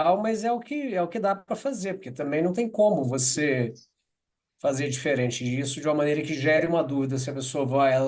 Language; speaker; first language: Portuguese; native; Portuguese